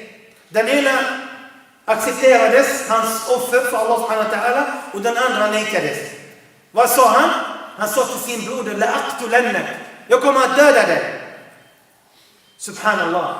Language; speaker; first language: Swedish; non-native, fluent; Arabic